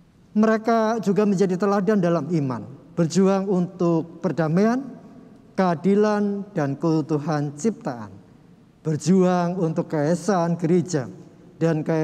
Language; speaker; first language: Indonesian; native; Indonesian